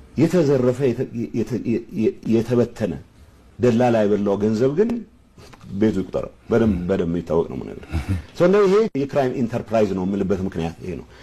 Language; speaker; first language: Amharic; non-native, local second language; Tigrinya